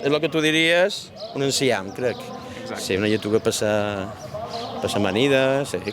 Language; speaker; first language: Catalan; native; Catalan